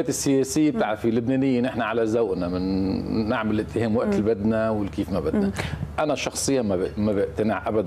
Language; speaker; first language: Arabic; native; Arabic